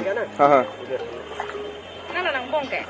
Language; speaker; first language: Hindi; non-native, local second language; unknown